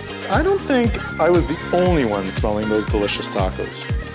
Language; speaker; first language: English; native; English